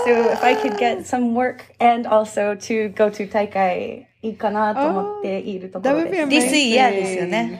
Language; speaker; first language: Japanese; early bilingual, heritage; English